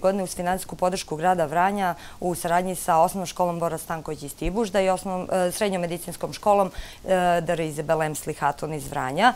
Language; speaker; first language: Serbian; native; Serbian